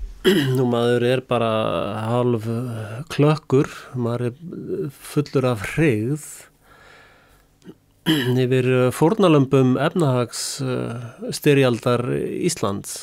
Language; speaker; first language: Icelandic; native; Icelandic